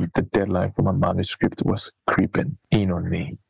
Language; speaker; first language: English; non-native, local second language; Akan